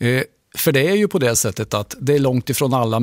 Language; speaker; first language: Swedish; native; Swedish